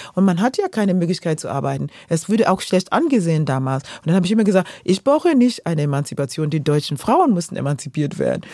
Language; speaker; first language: German; non-native, fluent; Luo (Kenya and Tanzania)